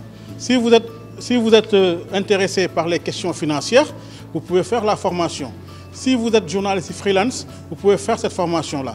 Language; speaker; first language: French; non-native, local second language; Wolof